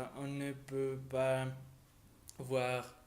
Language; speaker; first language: French; non-native, learner; Spanish